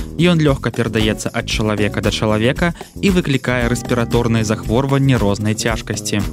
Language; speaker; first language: Belarusian; native; Belarusian